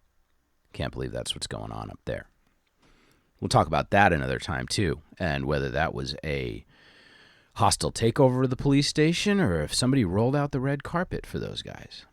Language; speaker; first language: English; native; English